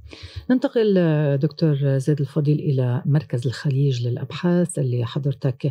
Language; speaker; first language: Arabic; native; Arabic